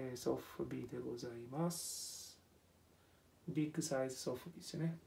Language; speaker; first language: Japanese; non-native, fluent; Italian